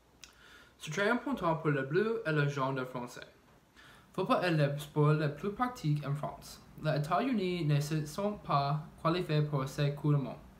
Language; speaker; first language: French; non-native, learner; English